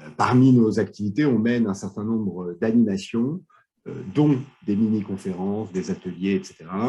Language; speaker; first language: French; native; French